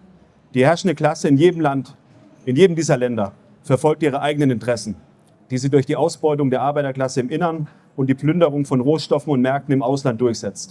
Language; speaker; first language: German; native; German